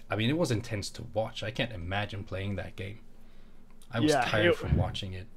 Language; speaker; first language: English; non-native, fluent; Swedish